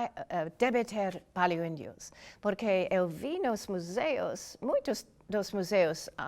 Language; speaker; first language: Portuguese; non-native, fluent; English